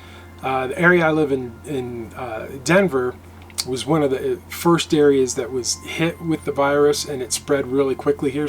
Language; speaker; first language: English; native; English